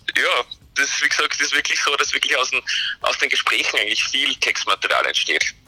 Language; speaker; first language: German; native; German